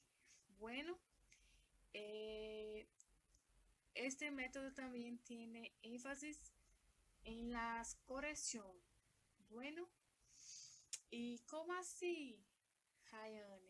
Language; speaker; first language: Spanish; non-native, learner; Portuguese